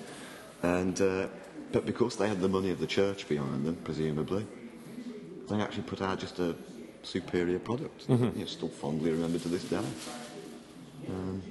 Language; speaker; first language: English; native; English